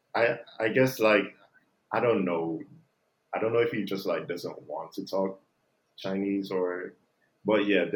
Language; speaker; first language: English; non-native, local second language; Jamaican Creole English